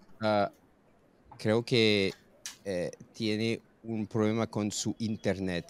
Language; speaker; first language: Spanish; non-native, fluent; English